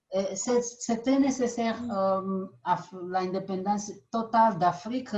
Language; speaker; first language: French; non-native, learner; Portuguese